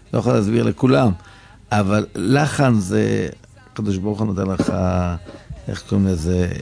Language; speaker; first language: Hebrew; early bilingual, other home language; Yiddish